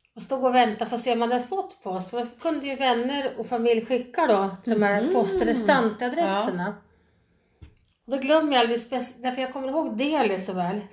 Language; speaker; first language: Swedish; native; Swedish